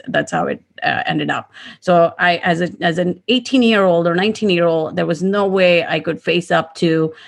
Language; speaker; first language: English; non-native, local second language; Gujarati